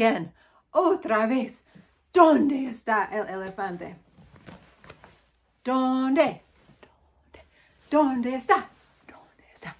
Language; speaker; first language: Spanish; non-native, fluent; English